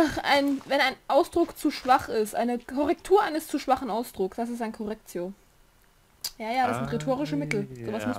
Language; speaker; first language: German; native; German